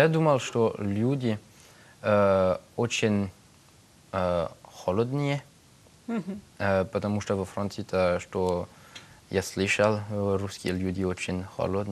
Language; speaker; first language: Russian; non-native, learner; French